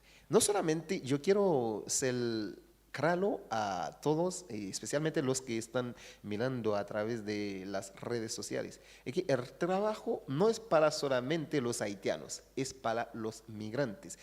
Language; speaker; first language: Spanish; non-native, fluent; Haitian Creole